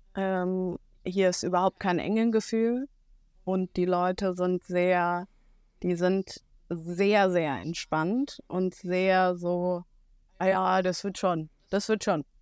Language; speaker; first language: German; native; German